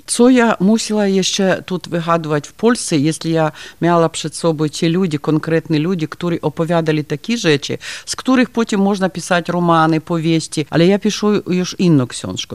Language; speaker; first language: Polish; non-native, learner; Ukrainian